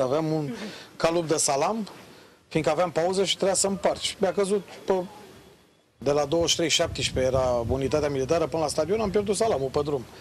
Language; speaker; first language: Romanian; native; Romanian